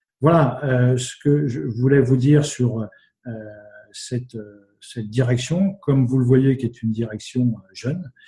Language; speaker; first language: French; native; French